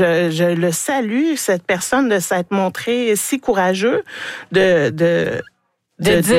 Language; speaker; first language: French; native; French